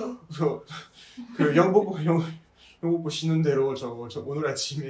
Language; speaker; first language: Korean; non-native, fluent; French